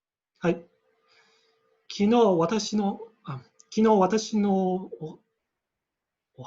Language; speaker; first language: Japanese; non-native, learner; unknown